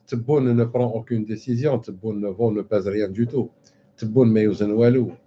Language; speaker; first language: French; non-native, local second language; Arabic